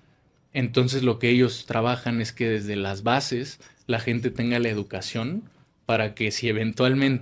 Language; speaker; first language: Spanish; native; Spanish